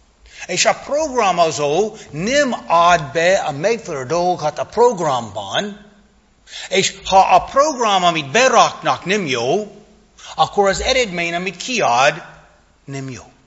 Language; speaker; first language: Hungarian; non-native, fluent; English